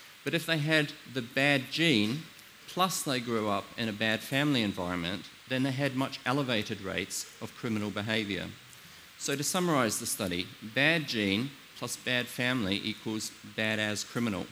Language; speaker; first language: English; native; English